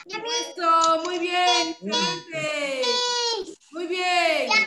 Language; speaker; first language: Spanish; native; Spanish